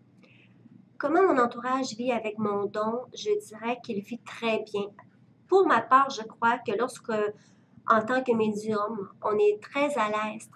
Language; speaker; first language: French; native; French